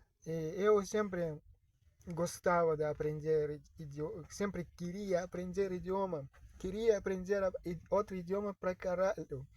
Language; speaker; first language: Portuguese; non-native, fluent; Russian